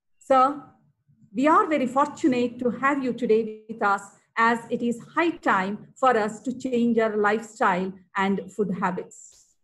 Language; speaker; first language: English; non-native, local second language; Kannada